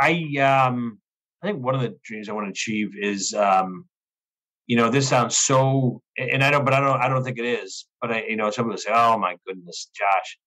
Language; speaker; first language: English; native; English